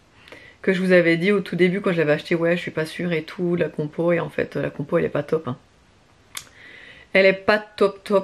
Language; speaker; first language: French; native; French